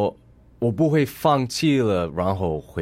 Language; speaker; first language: Chinese; early bilingual, heritage; English